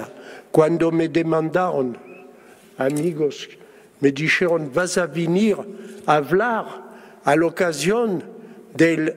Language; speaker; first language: Spanish; early bilingual, heritage; Spanish